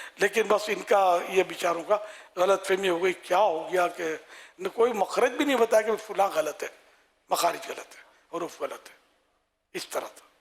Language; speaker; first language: Urdu; native; Urdu